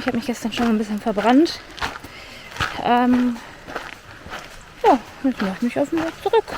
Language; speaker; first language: German; native; German